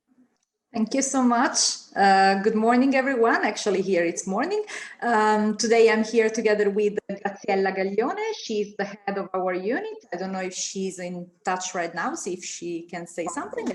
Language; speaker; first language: English; non-native, fluent; Italian